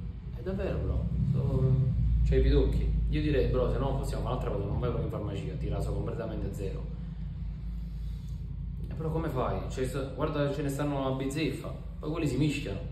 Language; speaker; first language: Italian; native; Italian